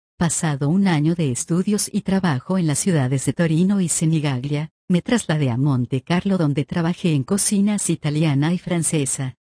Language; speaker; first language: Spanish; native; Spanish